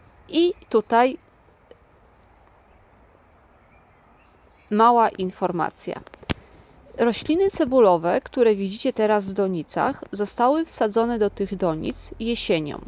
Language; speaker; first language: Polish; native; Polish